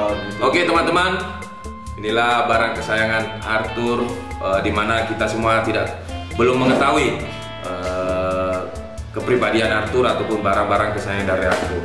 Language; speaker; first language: Indonesian; native; Indonesian